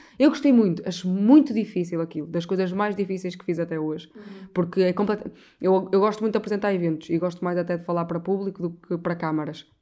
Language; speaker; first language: Portuguese; native; Portuguese